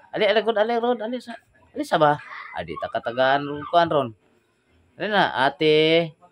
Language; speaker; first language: Filipino; non-native, local second language; Cebuano